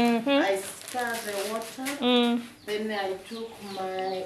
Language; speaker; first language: English; non-native, local second language; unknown